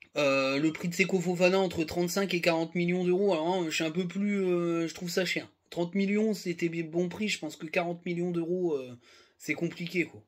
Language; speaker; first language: French; native; French